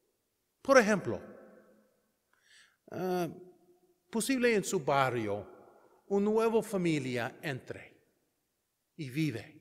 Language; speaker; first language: Spanish; non-native, learner; English